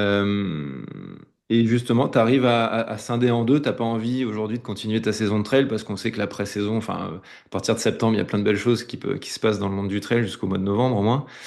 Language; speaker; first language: French; native; French